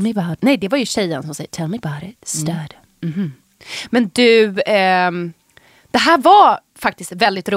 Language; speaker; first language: Swedish; native; Swedish